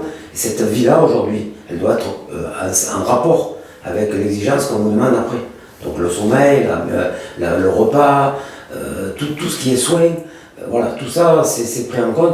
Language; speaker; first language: French; native; French